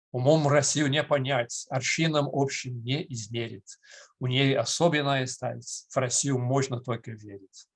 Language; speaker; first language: Russian; non-native, fluent; English